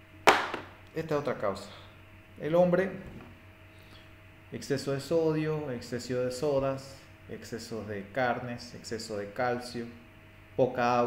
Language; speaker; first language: Spanish; native; Spanish